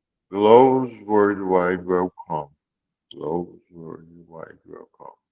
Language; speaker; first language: English; non-native, learner; Portuguese